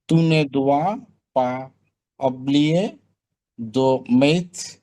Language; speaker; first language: French; non-native, learner; Bangla